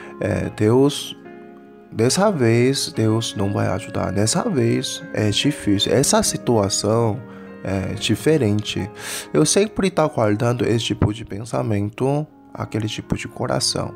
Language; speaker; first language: Portuguese; non-native, fluent; Korean